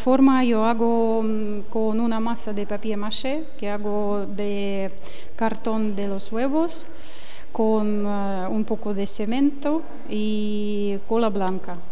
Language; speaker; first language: Spanish; non-native, learner; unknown